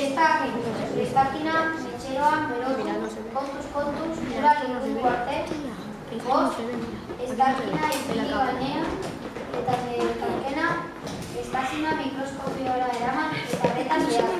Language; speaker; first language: Basque; non-native, local second language; Spanish